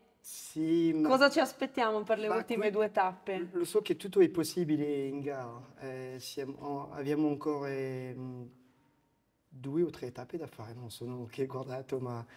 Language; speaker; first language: Italian; non-native, fluent; French